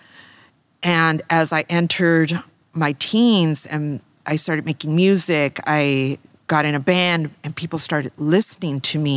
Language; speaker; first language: English; native; English